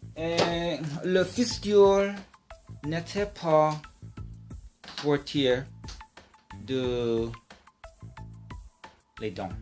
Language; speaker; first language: French; non-native, learner; English